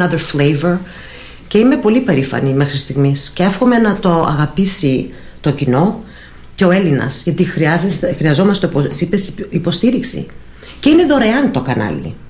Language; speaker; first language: Greek; early bilingual, heritage; English